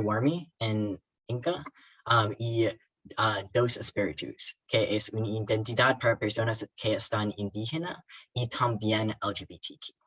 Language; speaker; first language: Spanish; non-native, learner; English